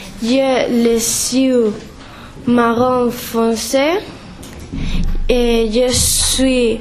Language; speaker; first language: French; non-native, learner; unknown